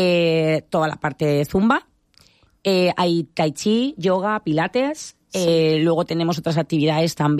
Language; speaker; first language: Spanish; native; Spanish